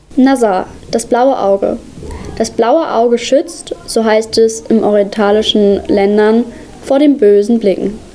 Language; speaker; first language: German; early bilingual, other home language; Arabic